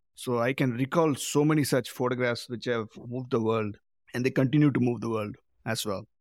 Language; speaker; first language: English; non-native, local second language; Tamil